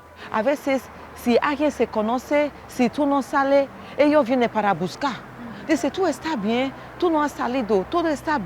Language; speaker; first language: Spanish; non-native, learner; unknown